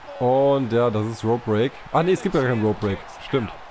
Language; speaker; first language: German; native; German